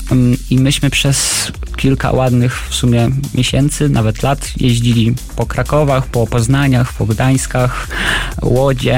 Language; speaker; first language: Polish; native; Polish